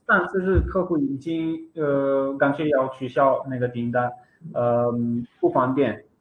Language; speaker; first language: Chinese; non-native, fluent; Romanian